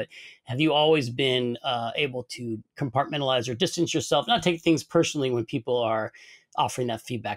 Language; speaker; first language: English; native; English